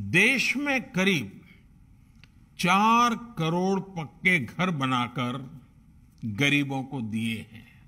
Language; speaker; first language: Hindi; non-native, local second language; Gujarati